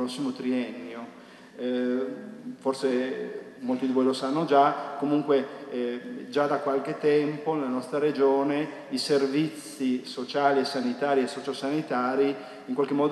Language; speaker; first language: Italian; native; Italian